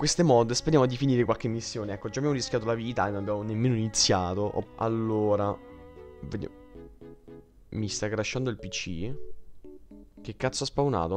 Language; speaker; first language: Italian; native; Italian